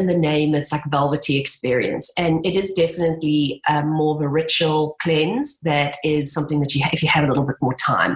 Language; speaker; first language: English; native; English